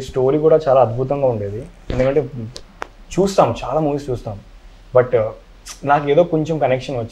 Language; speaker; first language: Telugu; non-native, local second language; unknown